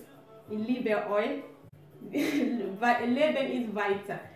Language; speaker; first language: German; non-native, learner; French